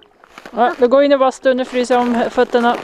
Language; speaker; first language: Swedish; native; Swedish